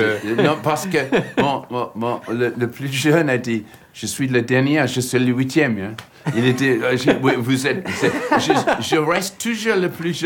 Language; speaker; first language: French; non-native, fluent; English